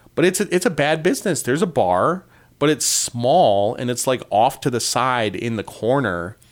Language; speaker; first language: English; native; English